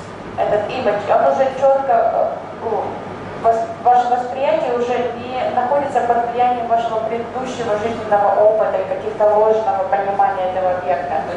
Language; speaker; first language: Russian; native; Russian